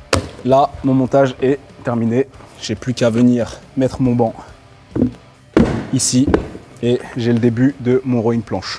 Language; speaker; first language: French; native; French